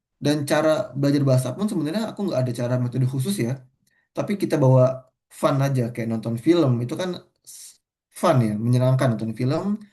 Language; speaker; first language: Indonesian; native; Indonesian